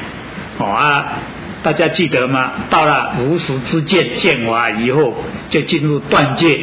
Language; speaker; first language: Chinese; native; Chinese